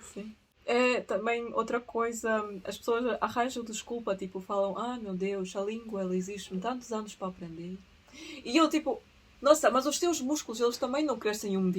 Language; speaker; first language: Portuguese; early bilingual, other home language; Russian